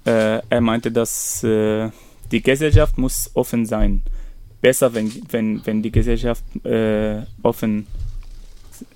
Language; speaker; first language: German; non-native, fluent; Arabic